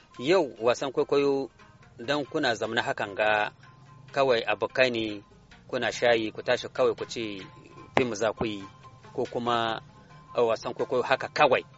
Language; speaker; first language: Hausa; native; Hausa